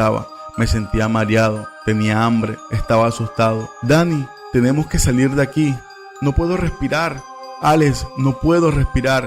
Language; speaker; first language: Spanish; native; Spanish